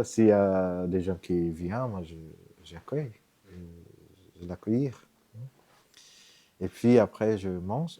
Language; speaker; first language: French; non-native, fluent; Vietnamese